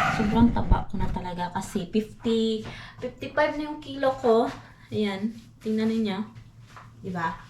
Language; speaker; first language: Filipino; non-native, local second language; Cebuano